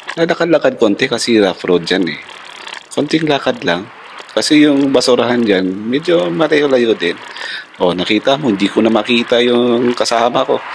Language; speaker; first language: Filipino; non-native, local second language; Hiligaynon